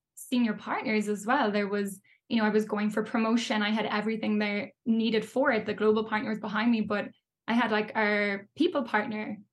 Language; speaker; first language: English; native; English